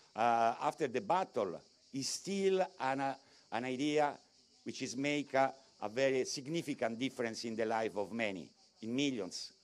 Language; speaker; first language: English; non-native, fluent; Italian